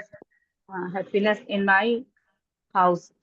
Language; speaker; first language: English; non-native, learner; Hindi